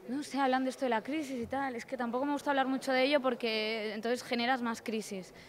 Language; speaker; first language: Spanish; native; Spanish